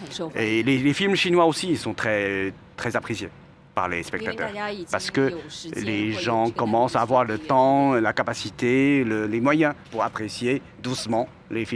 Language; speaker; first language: French; non-native, fluent; Chinese